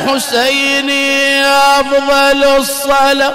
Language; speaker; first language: Arabic; native; Arabic